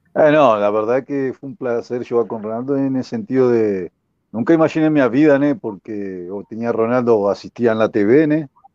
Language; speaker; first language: Portuguese; non-native, fluent; Spanish